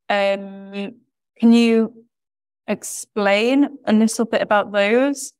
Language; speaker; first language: English; native; English